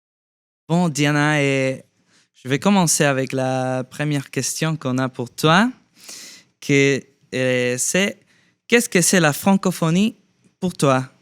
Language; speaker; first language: French; non-native, fluent; Spanish